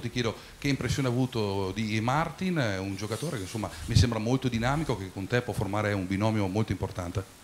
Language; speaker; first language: Italian; native; Italian